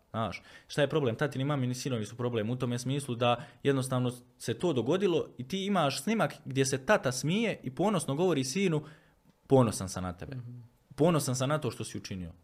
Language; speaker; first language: Croatian; native; Croatian